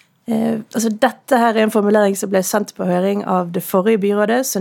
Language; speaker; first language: Norwegian; native; Norwegian